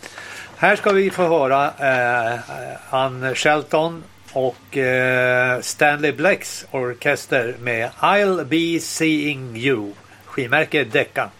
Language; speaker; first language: Swedish; native; Swedish